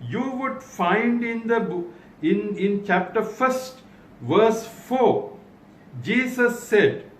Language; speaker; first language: English; non-native, local second language; Sinhala